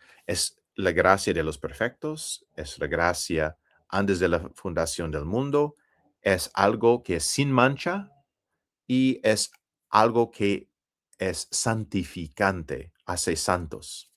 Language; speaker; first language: Spanish; non-native, fluent; English